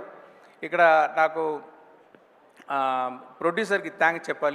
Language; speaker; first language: Telugu; non-native, learner; Tamil